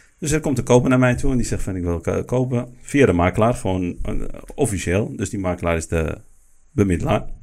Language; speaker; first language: Dutch; early bilingual, other home language; Arabic